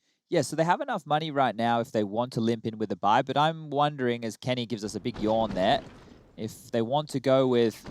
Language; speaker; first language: English; native; English